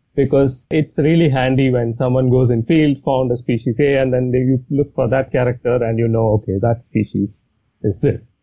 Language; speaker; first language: English; non-native, local second language; Tamil